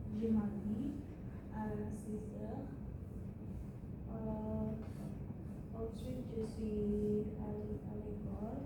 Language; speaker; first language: French; non-native, learner; Indonesian